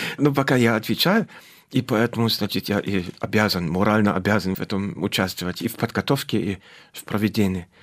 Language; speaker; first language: Russian; non-native, fluent; German